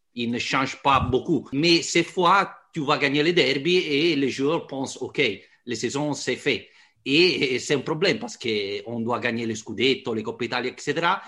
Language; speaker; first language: French; non-native, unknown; Italian